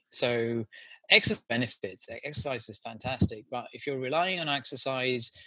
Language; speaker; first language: English; non-native, local second language; Sinhala